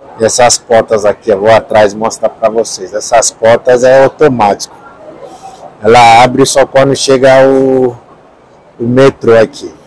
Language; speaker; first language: Portuguese; non-native, learner; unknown